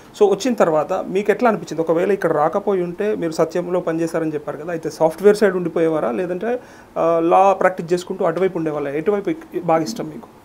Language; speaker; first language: Telugu; native; Telugu